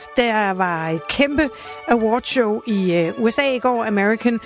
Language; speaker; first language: Danish; native; Danish